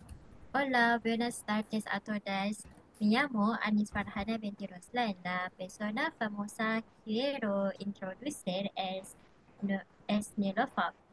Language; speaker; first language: Spanish; non-native, learner; Malay